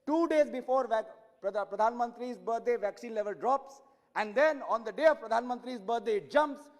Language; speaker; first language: English; non-native, local second language; Hindi